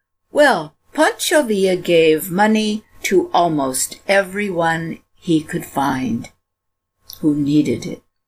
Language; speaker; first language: English; native; English